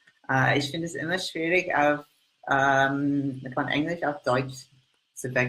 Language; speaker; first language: German; non-native, learner; English